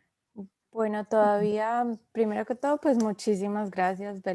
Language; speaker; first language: Spanish; native; Spanish